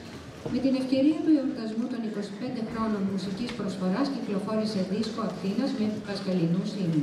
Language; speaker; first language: Greek; native; Greek